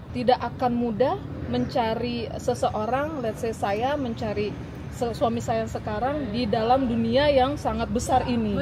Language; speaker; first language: Indonesian; native; Indonesian